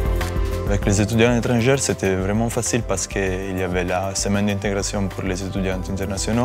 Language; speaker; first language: French; non-native, fluent; Italian